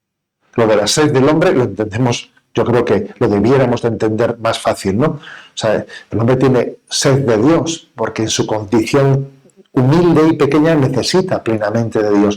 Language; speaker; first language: Spanish; native; Spanish